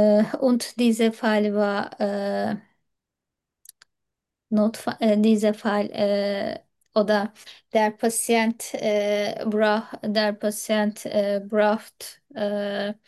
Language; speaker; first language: German; non-native, learner; Turkish